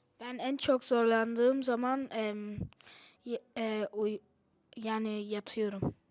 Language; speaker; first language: Turkish; early bilingual, other home language; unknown